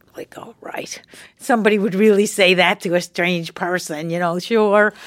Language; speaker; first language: English; native; English